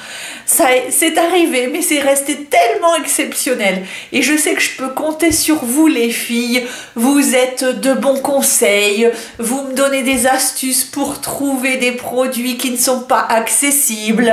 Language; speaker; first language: French; native; French